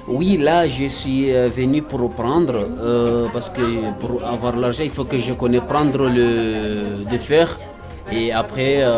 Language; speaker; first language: French; non-native, learner; Comorian